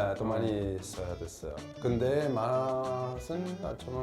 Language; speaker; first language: Korean; non-native, fluent; Italian